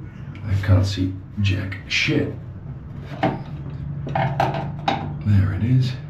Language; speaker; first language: English; non-native, fluent; Dutch